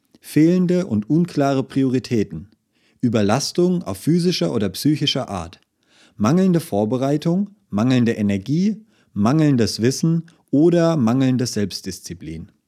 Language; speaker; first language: German; native; German